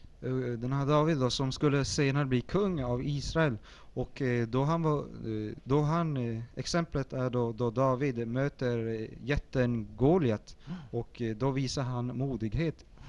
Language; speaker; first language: Swedish; early bilingual, other home language; Spanish